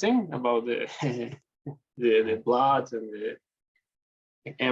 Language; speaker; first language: English; non-native, learner; Spanish